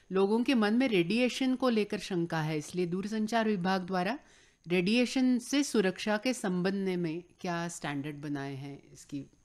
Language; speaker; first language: Hindi; non-native, local second language; Marathi